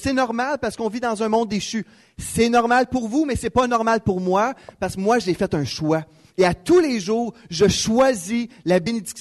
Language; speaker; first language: French; native; French